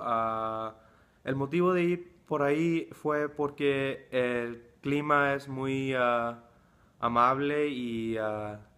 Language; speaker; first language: Spanish; early bilingual, heritage; English